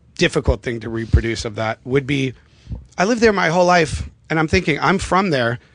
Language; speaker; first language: English; native; English